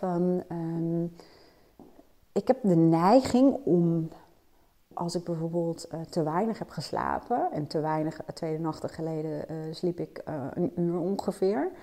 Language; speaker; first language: Dutch; native; Dutch